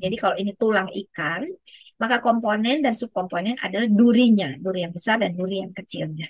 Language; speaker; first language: Indonesian; native; Indonesian